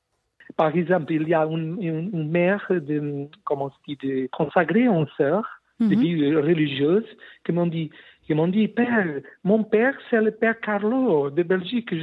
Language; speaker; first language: French; non-native, learner; Portuguese